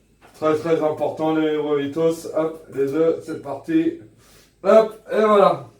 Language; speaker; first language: French; native; French